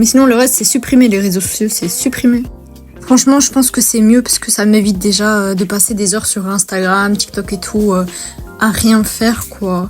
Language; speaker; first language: French; native; French